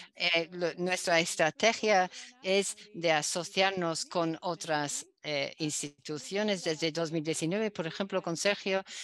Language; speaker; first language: Spanish; non-native, fluent; Dutch